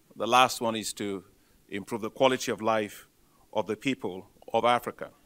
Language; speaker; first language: English; non-native, local second language; Yoruba